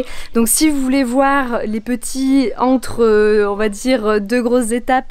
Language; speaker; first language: French; native; French